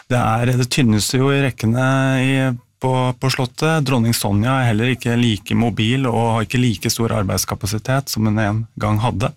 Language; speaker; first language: Norwegian; native; Norwegian